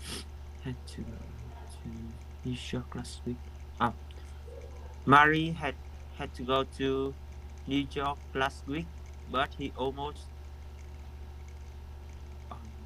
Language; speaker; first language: English; non-native, learner; Vietnamese